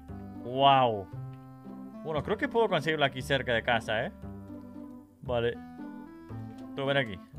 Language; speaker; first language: Spanish; native; Spanish